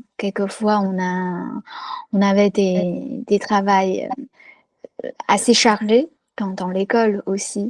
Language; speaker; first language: French; non-native, fluent; Chinese